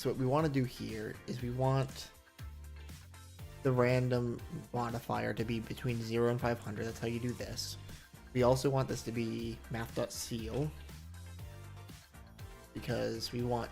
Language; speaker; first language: English; native; English